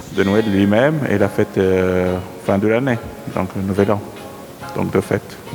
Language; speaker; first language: French; non-native, fluent; Arabic